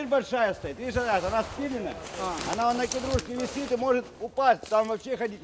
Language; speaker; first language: Russian; native; Russian